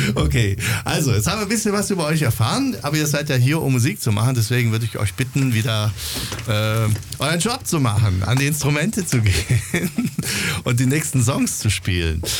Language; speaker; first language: German; native; German